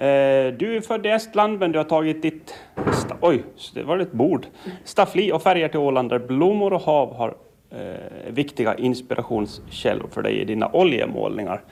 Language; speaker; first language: Swedish; native; Swedish